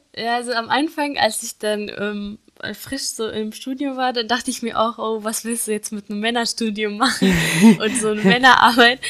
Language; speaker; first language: German; non-native, fluent; Arabic